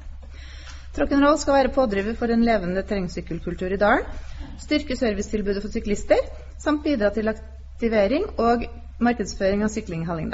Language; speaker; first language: Norwegian; native; Norwegian